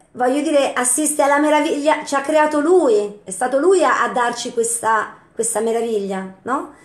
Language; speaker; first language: Italian; native; Italian